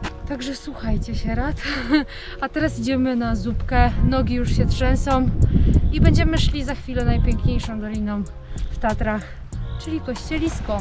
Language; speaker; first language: Polish; native; Polish